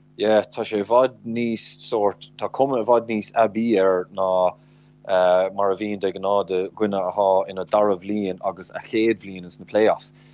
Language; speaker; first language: Irish; native; Irish